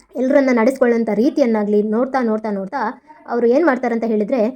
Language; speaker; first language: Kannada; non-native, local second language; Tulu